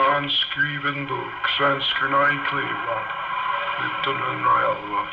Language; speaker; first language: Swedish; early bilingual, heritage; Swedish